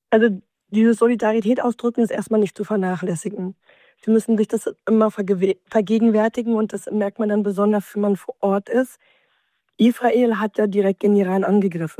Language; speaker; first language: German; native; German